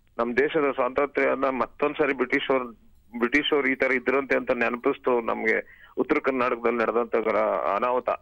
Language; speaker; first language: Kannada; native; Kannada